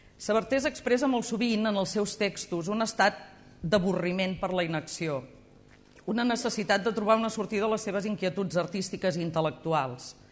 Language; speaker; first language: Catalan; native; Catalan